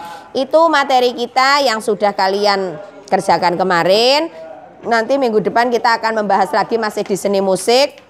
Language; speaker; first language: Indonesian; non-native, local second language; Javanese